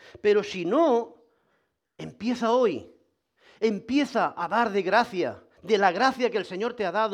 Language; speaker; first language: Spanish; native; Spanish